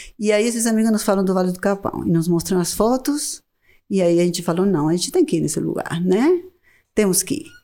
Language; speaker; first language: Portuguese; non-native, fluent; Spanish